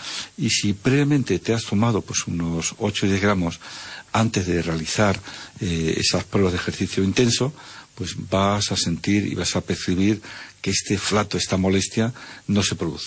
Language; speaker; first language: Spanish; native; Spanish